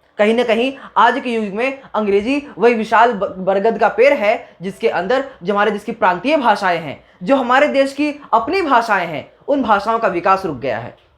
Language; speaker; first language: Hindi; non-native, local second language; Maithili